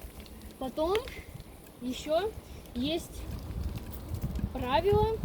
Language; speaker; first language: Russian; early bilingual, other home language; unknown